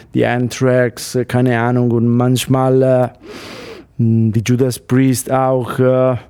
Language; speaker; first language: German; non-native, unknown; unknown